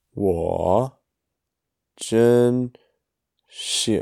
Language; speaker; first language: Chinese; non-native, learner; English